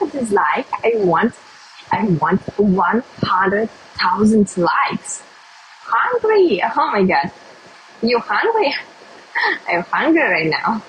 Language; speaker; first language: English; non-native, learner; Russian